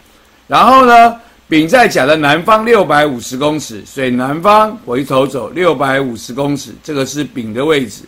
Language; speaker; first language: Chinese; native; Chinese